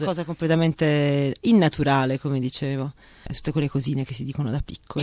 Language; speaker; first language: Italian; native; Italian